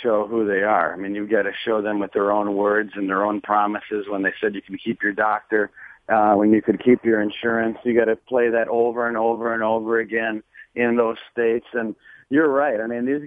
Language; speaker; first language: English; native; English